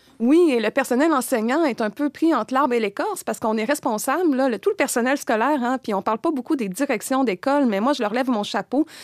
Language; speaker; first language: French; native; French